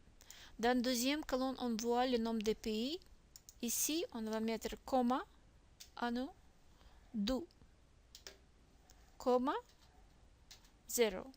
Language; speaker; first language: French; non-native, learner; Russian